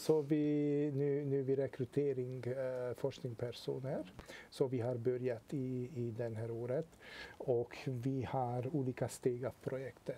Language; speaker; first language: Swedish; non-native, fluent; Hungarian